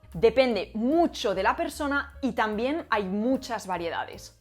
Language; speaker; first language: Spanish; native; Spanish